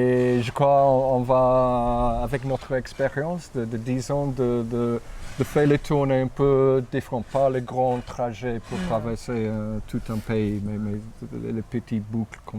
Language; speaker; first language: French; non-native, fluent; English